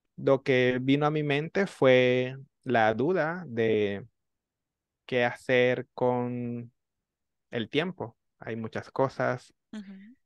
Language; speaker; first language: Spanish; native; Spanish